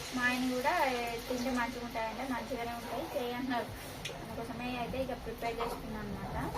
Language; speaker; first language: Telugu; native; Telugu